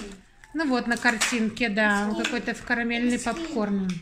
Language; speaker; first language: Russian; native; Russian